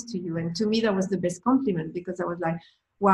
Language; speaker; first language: English; non-native, fluent; French